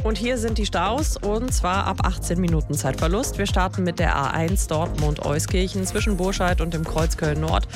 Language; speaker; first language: German; native; German